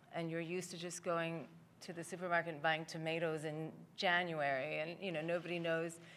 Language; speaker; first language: English; native; English